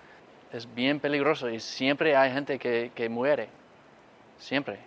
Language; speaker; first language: Spanish; non-native, fluent; English